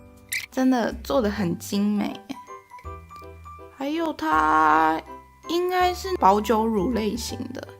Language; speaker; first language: Chinese; native; Chinese